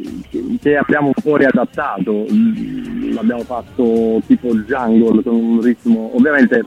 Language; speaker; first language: Italian; native; Italian